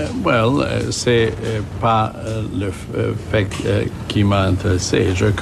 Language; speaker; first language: French; non-native, fluent; German